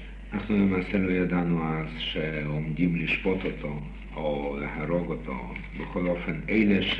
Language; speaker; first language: Hebrew; non-native, fluent; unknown